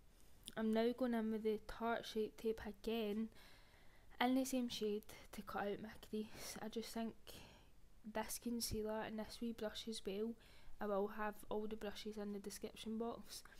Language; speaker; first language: English; native; English